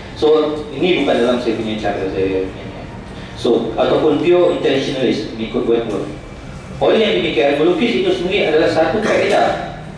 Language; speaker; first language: Malay; non-native, local second language; Central Dusun